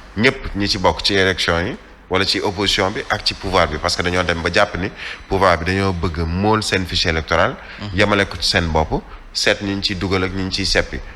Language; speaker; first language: Wolof; native; Wolof